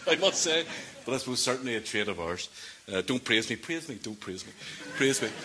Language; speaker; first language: English; native; English